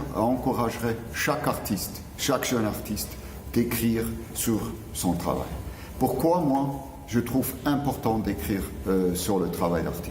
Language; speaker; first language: French; non-native, local second language; German